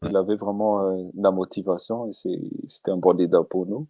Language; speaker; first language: French; non-native, local second language; Malagasy